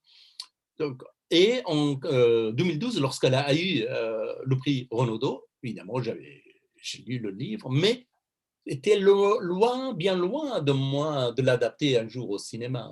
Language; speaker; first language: French; non-native, fluent; Persian